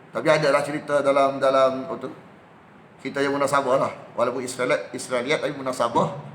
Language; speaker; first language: Malay; native; Malay